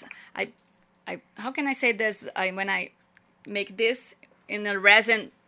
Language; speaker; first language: English; non-native, learner; Portuguese